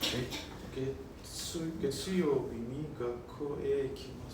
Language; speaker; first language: Japanese; non-native, learner; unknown